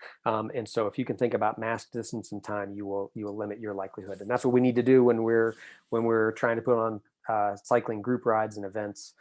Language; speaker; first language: English; native; English